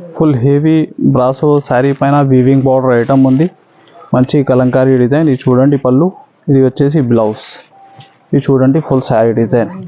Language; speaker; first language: Telugu; non-native, local second language; Urdu